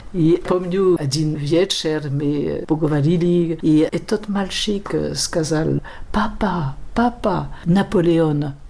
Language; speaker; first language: Russian; non-native, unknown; French